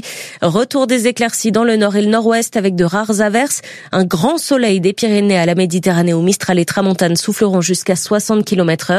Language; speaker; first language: French; native; French